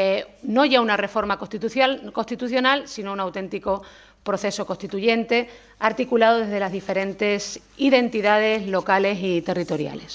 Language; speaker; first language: Spanish; native; Spanish